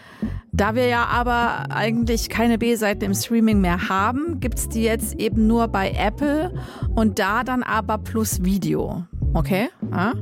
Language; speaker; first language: German; native; German